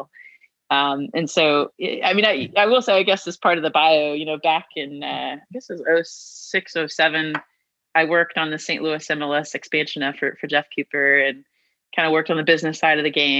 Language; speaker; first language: English; native; English